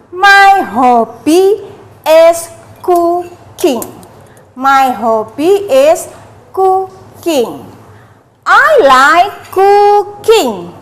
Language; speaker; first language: English; non-native, learner; Indonesian